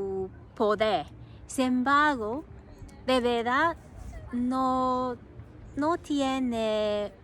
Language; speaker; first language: Spanish; non-native, learner; Cantonese